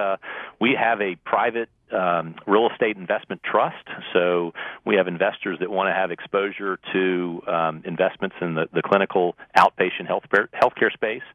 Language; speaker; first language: English; native; English